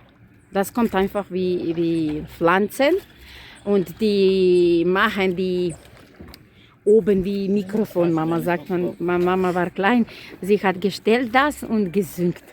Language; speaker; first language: German; non-native, learner; Macedonian